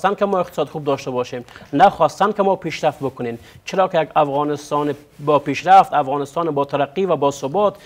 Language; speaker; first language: Persian; non-native, local second language; Pashto